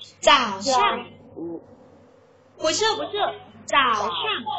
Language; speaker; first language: Chinese; non-native, fluent; Thai